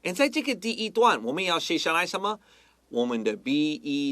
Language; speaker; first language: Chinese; non-native, fluent; English